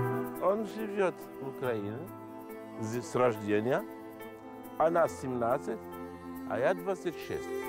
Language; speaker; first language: Russian; non-native, fluent; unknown